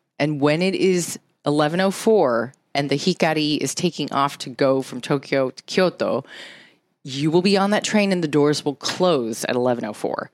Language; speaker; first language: English; early bilingual, other home language; Japanese